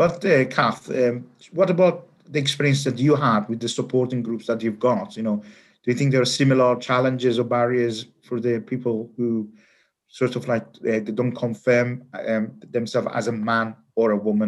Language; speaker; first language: English; non-native, fluent; Persian